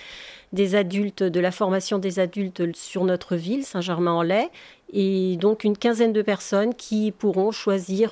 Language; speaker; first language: French; native; French